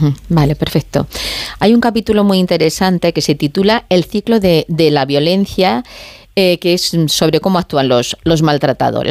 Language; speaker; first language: Spanish; native; Spanish